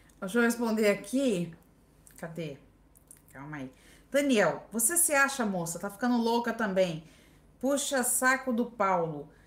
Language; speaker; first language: Portuguese; native; Portuguese